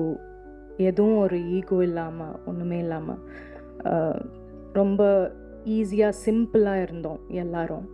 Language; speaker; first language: Tamil; non-native, local second language; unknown